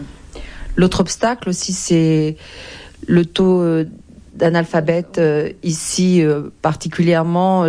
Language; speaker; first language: French; native; French